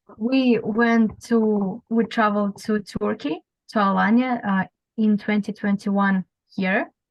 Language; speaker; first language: English; non-native, learner; Russian